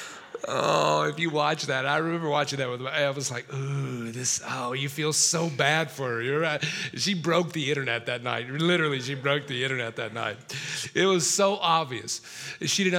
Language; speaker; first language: English; native; English